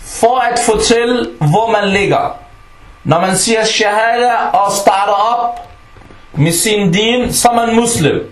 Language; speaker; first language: Danish; non-native, local second language; Arabic